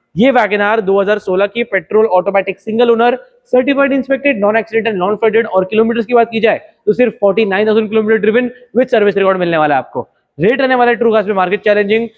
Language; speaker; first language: Hindi; non-native, local second language; Marathi